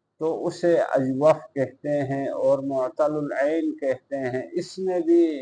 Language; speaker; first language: Urdu; non-native, local second language; Balti